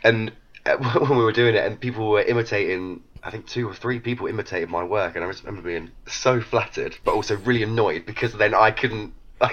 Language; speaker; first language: English; native; English